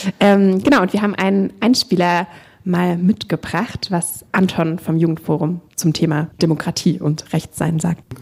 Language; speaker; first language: German; native; German